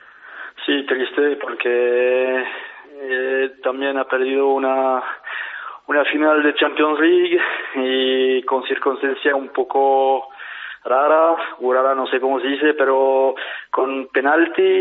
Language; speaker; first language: Spanish; non-native, fluent; French